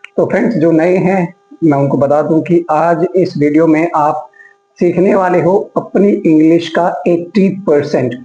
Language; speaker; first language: Hindi; native; Hindi